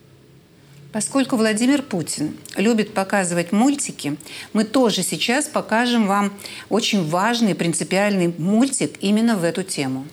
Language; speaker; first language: Russian; native; Russian